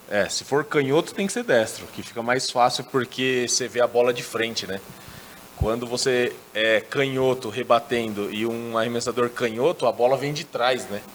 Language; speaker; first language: Portuguese; native; Portuguese